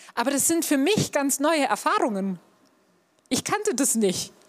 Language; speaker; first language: German; native; German